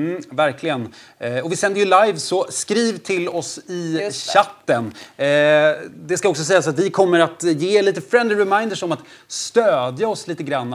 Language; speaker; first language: Swedish; native; Swedish